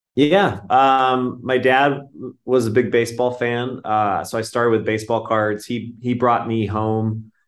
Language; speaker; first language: English; native; English